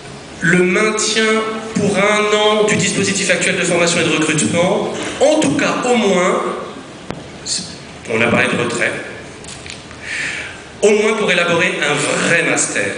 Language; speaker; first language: French; native; French